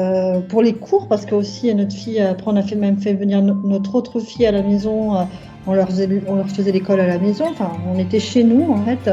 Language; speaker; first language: French; native; French